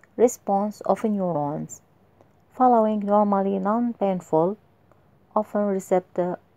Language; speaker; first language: English; non-native, fluent; Arabic